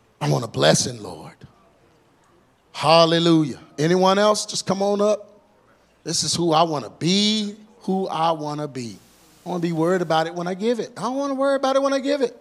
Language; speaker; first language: English; native; English